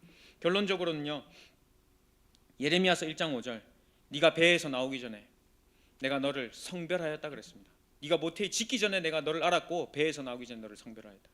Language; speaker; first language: Korean; native; Korean